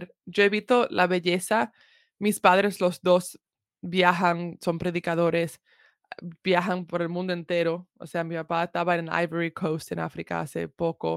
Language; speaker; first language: Spanish; early bilingual, heritage; Spanish